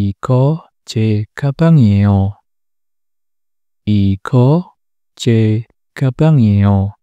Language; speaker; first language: Korean; non-native, fluent; Indonesian